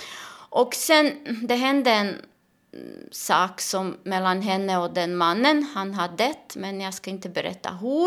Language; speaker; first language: Swedish; non-native, learner; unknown